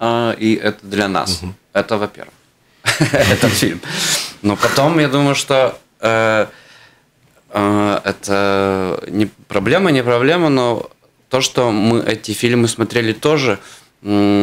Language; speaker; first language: Russian; non-native, fluent; Latvian